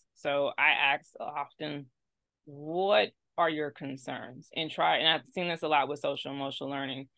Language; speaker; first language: English; native; English